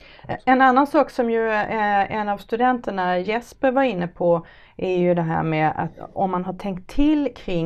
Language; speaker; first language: Swedish; native; Swedish